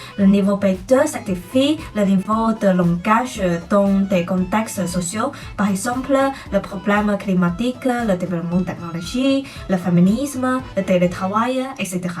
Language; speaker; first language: French; non-native, fluent; Chinese